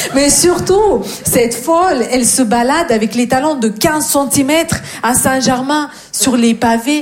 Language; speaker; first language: French; non-native, fluent; Russian